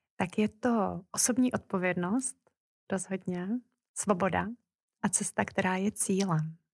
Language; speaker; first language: Czech; native; Czech